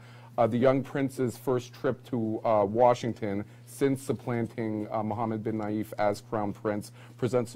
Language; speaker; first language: English; native; English